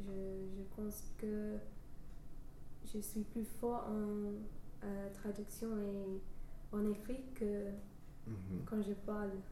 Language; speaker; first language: French; non-native, fluent; English